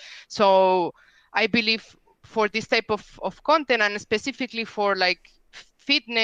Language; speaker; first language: English; non-native, fluent; Spanish